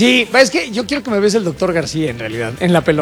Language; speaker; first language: Spanish; native; Spanish